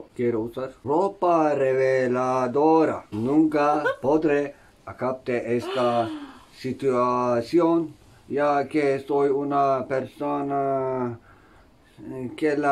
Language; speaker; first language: Spanish; non-native, learner; Turkish